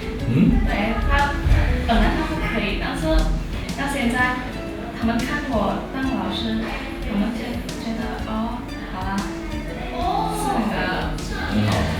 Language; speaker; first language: Chinese; non-native, learner; Indonesian